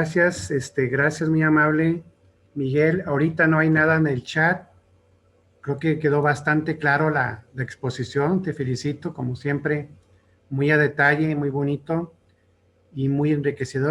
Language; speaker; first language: Spanish; native; Spanish